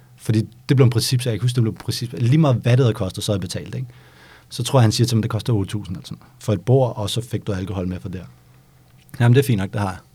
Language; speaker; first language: Danish; early bilingual, other home language; Bosnian